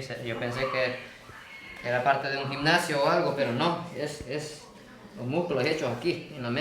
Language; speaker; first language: Spanish; non-native, fluent; Japanese